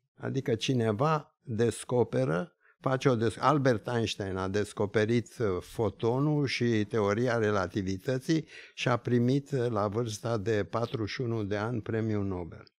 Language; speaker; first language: Romanian; early bilingual, other home language; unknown